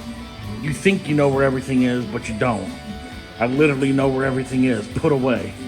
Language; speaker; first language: English; native; English